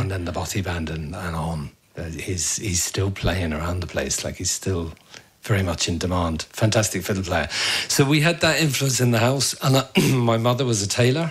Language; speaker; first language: English; native; English